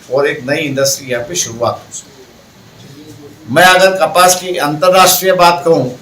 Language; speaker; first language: Hindi; non-native, local second language; Marathi